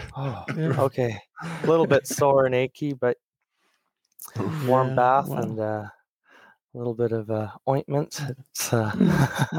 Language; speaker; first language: English; native; English